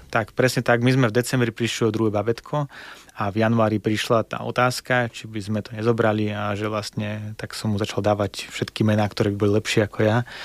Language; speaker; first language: Slovak; early bilingual, other home language; Russian